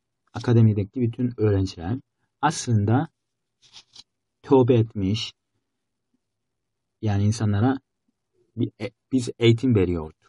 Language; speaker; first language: Turkish; non-native, fluent; Korean